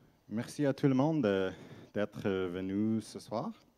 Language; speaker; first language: French; non-native, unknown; English